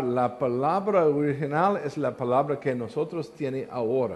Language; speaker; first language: Spanish; non-native, learner; English